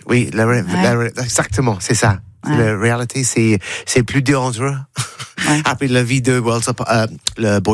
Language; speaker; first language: French; non-native, learner; English